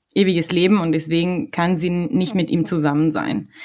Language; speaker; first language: German; non-native, fluent; Spanish